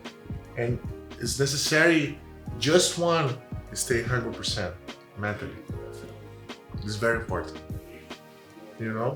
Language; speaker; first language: English; non-native, learner; Portuguese